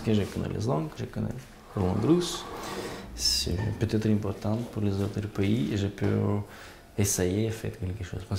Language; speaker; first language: French; non-native, learner; Gagauz